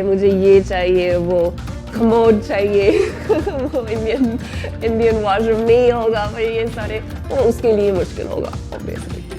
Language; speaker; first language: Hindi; non-native, learner; English